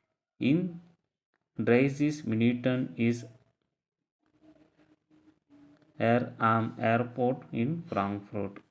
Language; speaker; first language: German; non-native, learner; Tamil